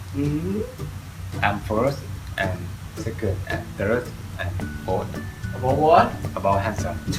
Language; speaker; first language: English; non-native, learner; Thai